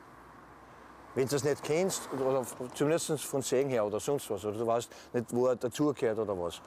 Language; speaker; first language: German; native; German